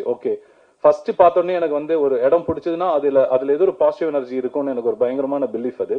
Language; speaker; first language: Tamil; native; Tamil